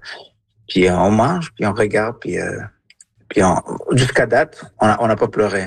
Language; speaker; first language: French; non-native, fluent; Spanish